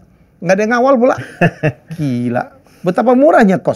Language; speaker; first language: Indonesian; native; Indonesian